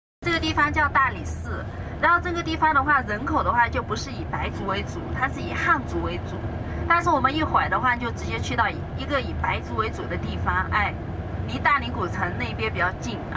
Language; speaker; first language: Chinese; native; Chinese